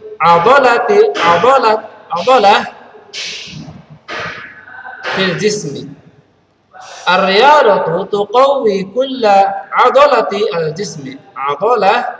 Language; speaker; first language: Arabic; non-native, fluent; Indonesian